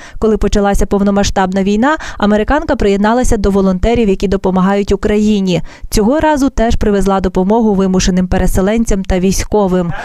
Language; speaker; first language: Ukrainian; native; Ukrainian